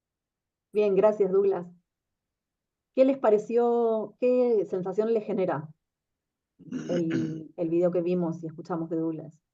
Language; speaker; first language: Spanish; native; Spanish